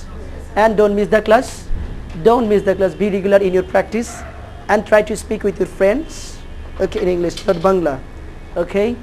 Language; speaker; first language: English; non-native, fluent; Bangla